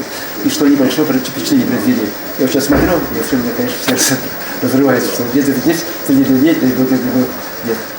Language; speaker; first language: Russian; native; Russian